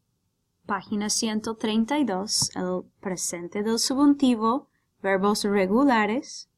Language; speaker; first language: Spanish; non-native, fluent; English